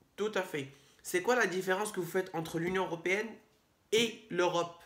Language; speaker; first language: French; native; French